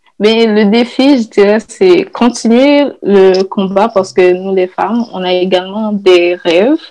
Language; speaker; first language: French; non-native, local second language; Haitian Creole